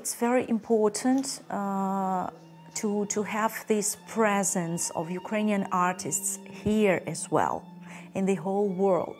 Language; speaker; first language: English; non-native, fluent; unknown